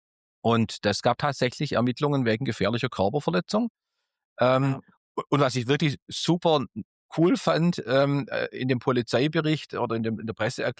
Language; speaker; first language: German; native; German